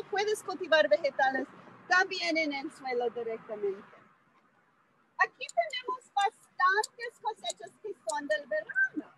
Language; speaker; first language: Spanish; non-native, fluent; English